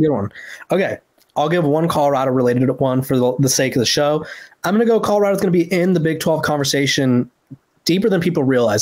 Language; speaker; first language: English; native; English